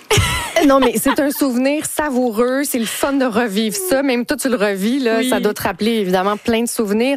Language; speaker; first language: French; native; French